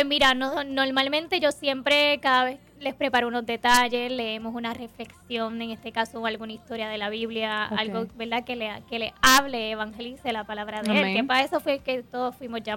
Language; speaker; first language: Spanish; native; Spanish